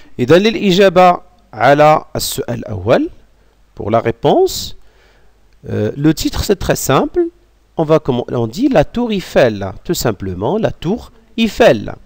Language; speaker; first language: French; non-native, local second language; Arabic